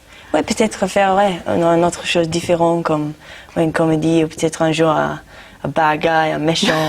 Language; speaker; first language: French; non-native, learner; English